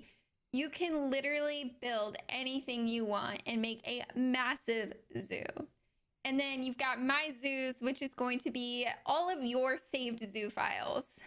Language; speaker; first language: English; native; English